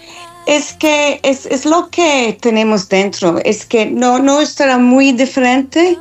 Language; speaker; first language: Spanish; non-native, fluent; English